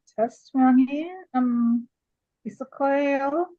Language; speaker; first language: Korean; non-native, learner; English